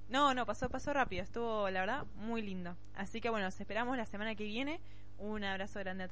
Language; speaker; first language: Spanish; native; Spanish